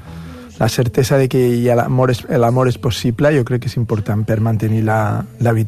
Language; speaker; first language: Catalan; non-native, fluent; Spanish